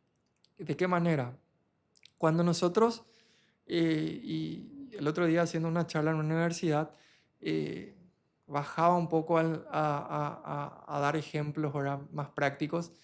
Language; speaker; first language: Spanish; native; Spanish